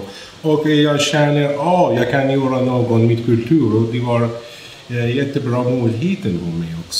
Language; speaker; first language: Swedish; non-native, learner; Persian